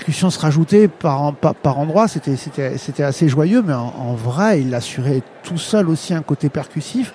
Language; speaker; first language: French; native; French